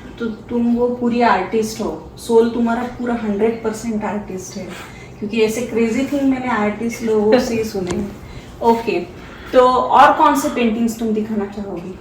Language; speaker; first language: Hindi; non-native, local second language; Marathi